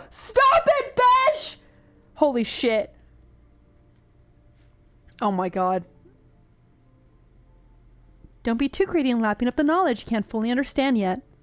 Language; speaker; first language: English; native; English